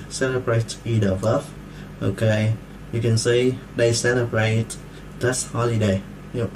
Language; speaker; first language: English; non-native, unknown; Vietnamese